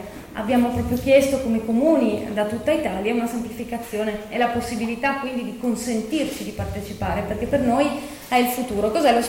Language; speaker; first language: Italian; native; Italian